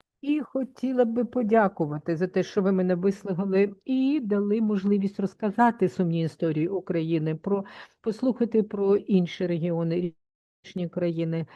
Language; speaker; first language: Ukrainian; native; Ukrainian